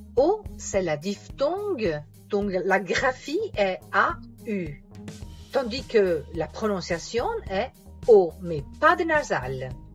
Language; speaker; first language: French; non-native, fluent; Italian